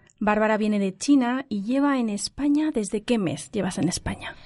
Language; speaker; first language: Spanish; native; Spanish